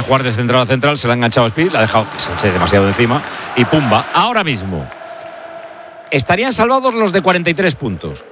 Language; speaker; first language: Spanish; native; Spanish